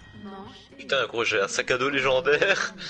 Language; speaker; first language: French; native; French